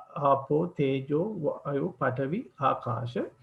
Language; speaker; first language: English; non-native, local second language; Sinhala